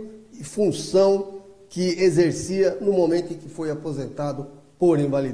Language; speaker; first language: Portuguese; native; Portuguese